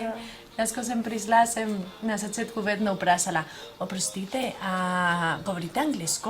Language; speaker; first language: Slovenian; non-native, fluent; Spanish